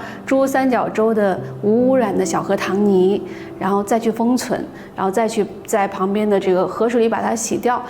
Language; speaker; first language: Chinese; native; Chinese